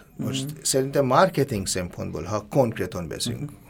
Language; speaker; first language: Hungarian; non-native, learner; Bangla